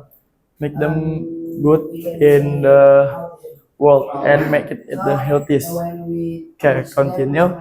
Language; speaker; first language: English; non-native, learner; Indonesian